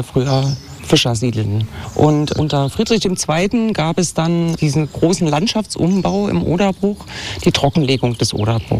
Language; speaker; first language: German; native; German